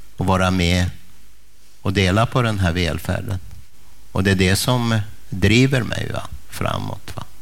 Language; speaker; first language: Swedish; early bilingual, other home language; Polish